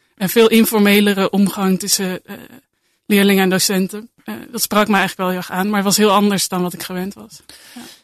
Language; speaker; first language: Dutch; native; Dutch